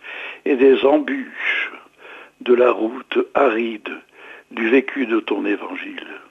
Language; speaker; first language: French; native; French